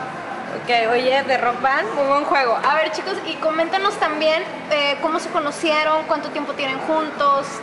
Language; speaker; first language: Spanish; native; Spanish